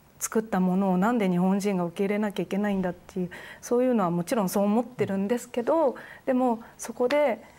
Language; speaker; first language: Japanese; native; Japanese